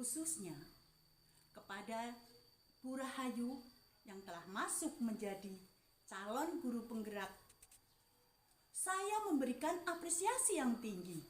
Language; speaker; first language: Indonesian; non-native, local second language; Javanese